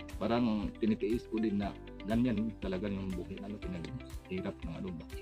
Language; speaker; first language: Filipino; non-native, local second language; Cebuano